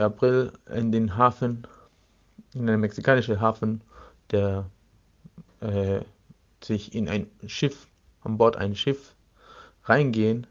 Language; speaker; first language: German; non-native, fluent; Spanish